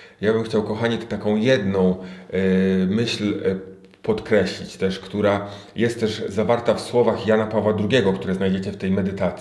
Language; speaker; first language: Polish; native; Polish